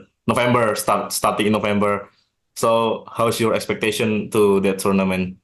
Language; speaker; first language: English; non-native, learner; Indonesian